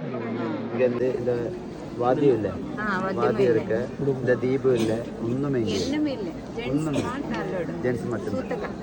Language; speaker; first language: Tamil; non-native, learner; Malayalam